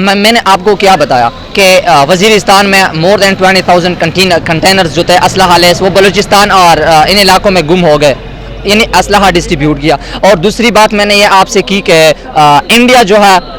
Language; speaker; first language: Hindi; non-native, local second language; Pashto